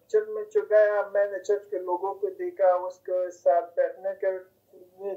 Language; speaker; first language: Hindi; non-native, fluent; Persian